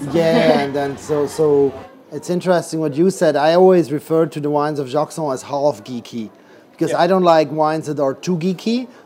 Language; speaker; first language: English; non-native, fluent; Swiss German